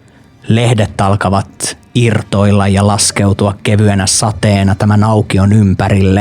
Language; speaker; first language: Finnish; native; Finnish